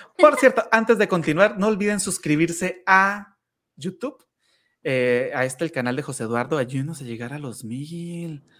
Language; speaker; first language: Spanish; native; Spanish